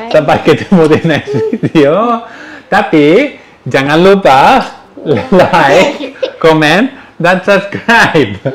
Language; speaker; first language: Indonesian; non-native, learner; Spanish